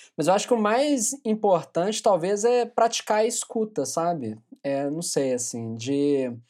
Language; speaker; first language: Portuguese; native; Portuguese